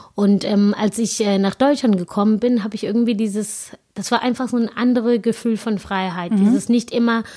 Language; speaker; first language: German; non-native, fluent; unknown